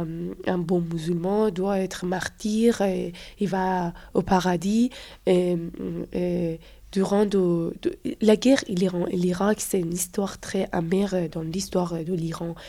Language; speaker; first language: French; non-native, fluent; Persian